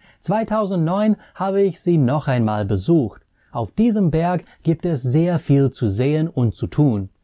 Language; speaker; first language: German; non-native, fluent; English